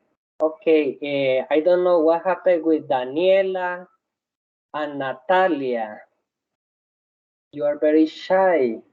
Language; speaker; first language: English; non-native, learner; Spanish